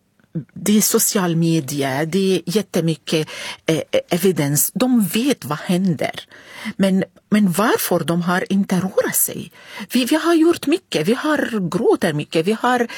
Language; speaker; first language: Swedish; non-native, fluent; Arabic